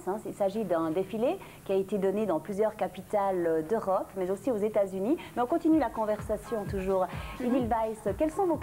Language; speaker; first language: French; native; French